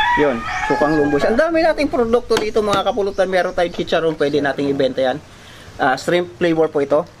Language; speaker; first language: Filipino; non-native, local second language; Kinaray-a